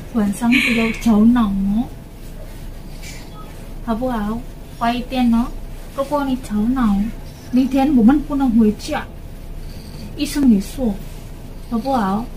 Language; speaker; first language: Chinese; non-native, learner; Indonesian